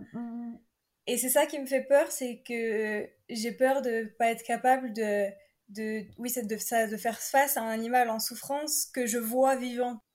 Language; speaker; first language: French; native; French